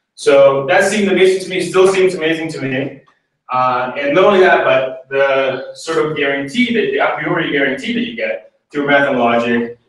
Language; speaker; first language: English; early bilingual, other home language; Spanish